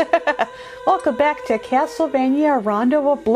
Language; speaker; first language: English; native; English